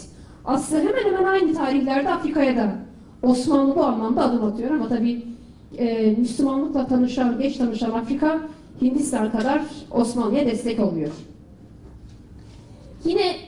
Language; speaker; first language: Turkish; native; Turkish